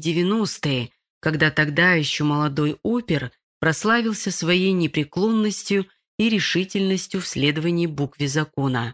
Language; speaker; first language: Russian; native; Russian